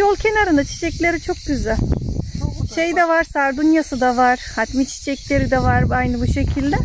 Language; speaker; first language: Turkish; native; Turkish